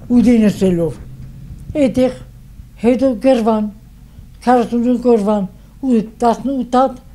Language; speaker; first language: Armenian; native; Armenian